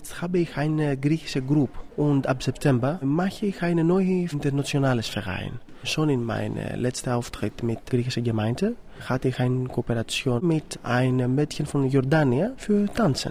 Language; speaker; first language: German; non-native, learner; Greek